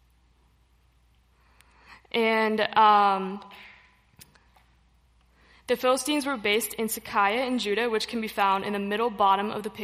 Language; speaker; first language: English; native; English